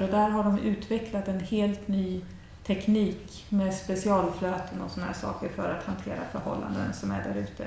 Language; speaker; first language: Swedish; native; Swedish